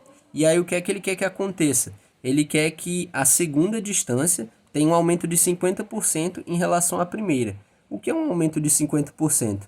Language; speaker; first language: Portuguese; native; Portuguese